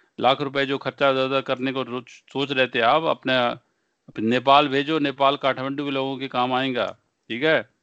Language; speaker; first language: Hindi; non-native, local second language; Punjabi